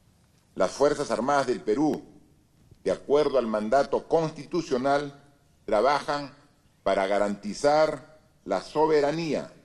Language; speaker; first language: Spanish; native; Spanish